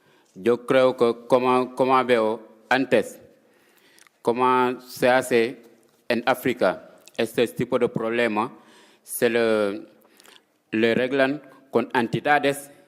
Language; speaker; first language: Spanish; non-native, fluent; Wolof